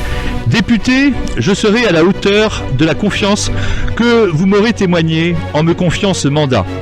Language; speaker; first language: French; native; French